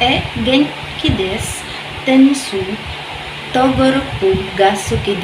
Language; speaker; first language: Japanese; non-native, learner; Filipino